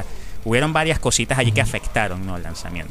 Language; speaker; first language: Spanish; native; Spanish